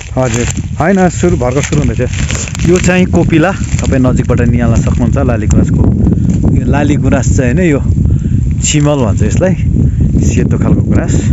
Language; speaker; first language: Nepali; non-native, local second language; Sherpa